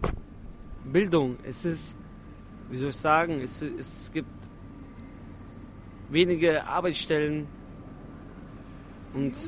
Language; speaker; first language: German; non-native, local second language; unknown